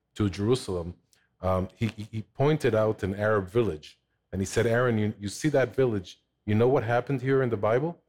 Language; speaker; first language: English; non-native, fluent; Hebrew